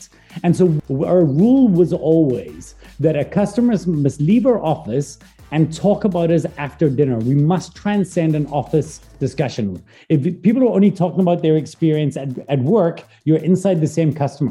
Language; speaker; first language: English; native; English